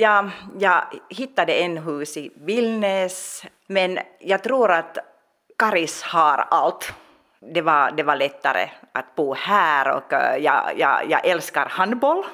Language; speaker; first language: Swedish; non-native, local second language; Finnish